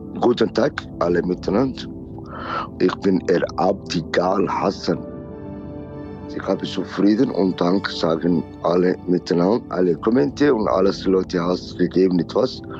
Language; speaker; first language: German; non-native, learner; Somali